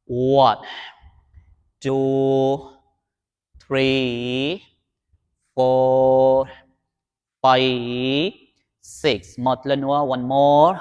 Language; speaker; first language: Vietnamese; non-native, learner; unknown